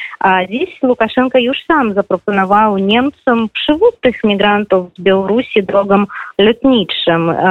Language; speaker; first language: Polish; non-native, fluent; Russian